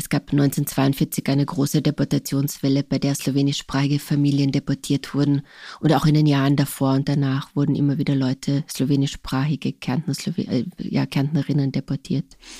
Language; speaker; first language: German; non-native, local second language; Slovenian